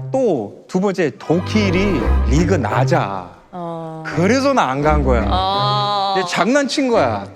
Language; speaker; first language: Korean; non-native, fluent; English